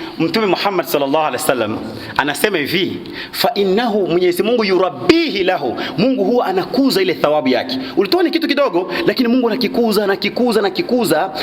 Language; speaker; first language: Swahili; native; Swahili